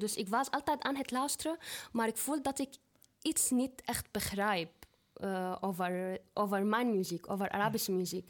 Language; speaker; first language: Dutch; non-native, fluent; Arabic